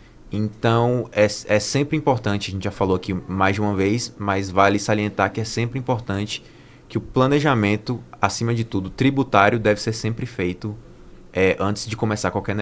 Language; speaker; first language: Portuguese; native; Portuguese